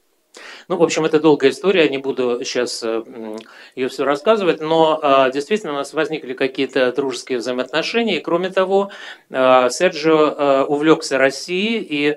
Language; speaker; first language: Russian; native; Russian